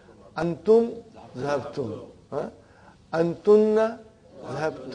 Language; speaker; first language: Arabic; non-native, fluent; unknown